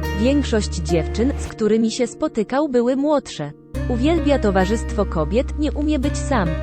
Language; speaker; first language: Polish; native; Polish